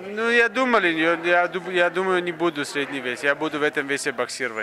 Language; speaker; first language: Russian; non-native, learner; Armenian